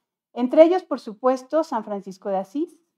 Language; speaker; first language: Spanish; native; Spanish